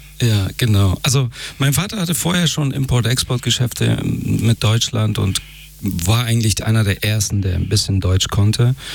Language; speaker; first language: German; early bilingual, other home language; Persian